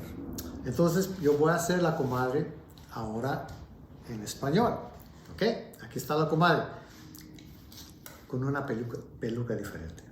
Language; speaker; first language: Spanish; early bilingual, heritage; Spanish